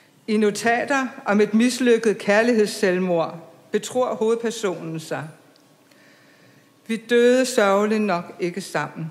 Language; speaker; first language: Danish; native; Danish